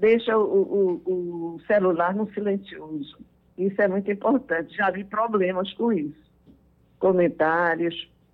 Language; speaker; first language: Portuguese; native; Portuguese